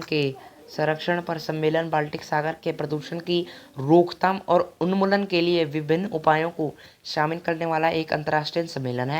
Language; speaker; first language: Hindi; native; Hindi